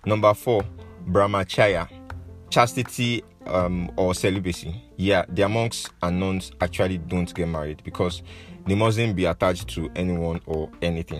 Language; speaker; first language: English; non-native, local second language; Yoruba